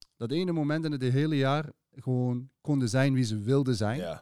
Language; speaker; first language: Dutch; early bilingual, other home language; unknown